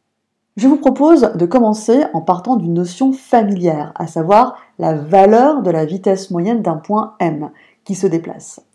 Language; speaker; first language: French; native; French